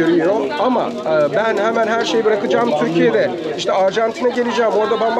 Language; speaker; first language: Turkish; native; Turkish